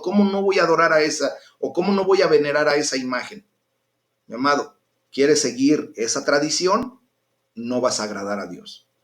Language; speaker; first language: Spanish; native; Spanish